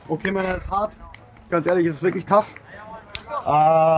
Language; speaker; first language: German; native; German